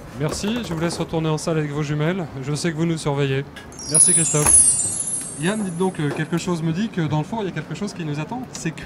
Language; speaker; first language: French; native; French